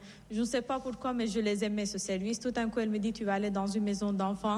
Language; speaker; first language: French; non-native, fluent; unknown